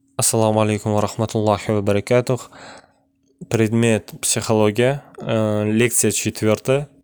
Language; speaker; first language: Russian; non-native, local second language; Kazakh